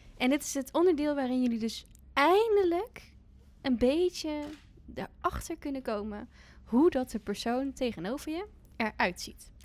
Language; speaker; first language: Dutch; native; Dutch